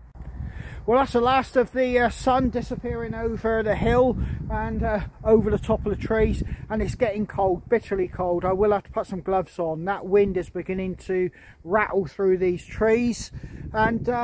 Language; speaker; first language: English; native; English